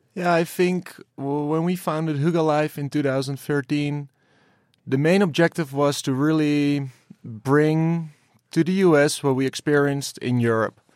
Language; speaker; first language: English; non-native, fluent; Dutch